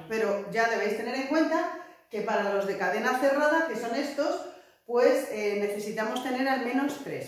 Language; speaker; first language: Spanish; native; Spanish